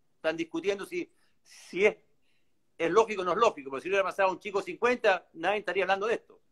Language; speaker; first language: Spanish; native; Spanish